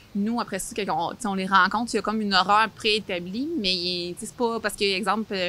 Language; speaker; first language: French; native; French